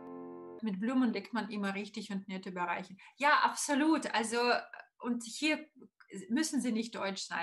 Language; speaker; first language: German; non-native, fluent; Russian